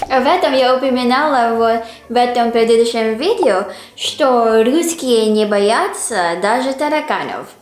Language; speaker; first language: Russian; non-native, fluent; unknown